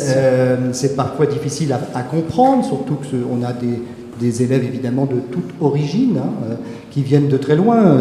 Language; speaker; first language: French; native; French